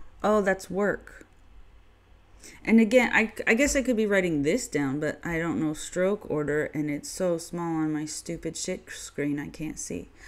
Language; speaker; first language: English; native; English